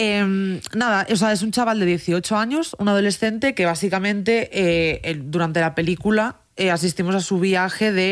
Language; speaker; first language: Spanish; native; Spanish